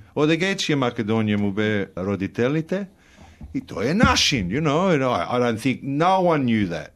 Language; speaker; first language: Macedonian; early bilingual, heritage; Macedonian